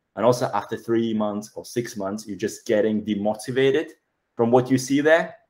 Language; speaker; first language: English; non-native, fluent; Russian